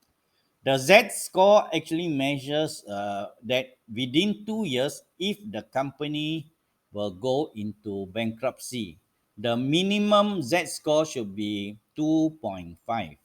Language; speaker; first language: English; non-native, local second language; Malay